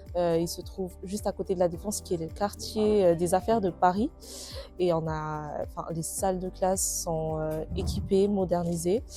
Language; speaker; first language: French; non-native, local second language; Malagasy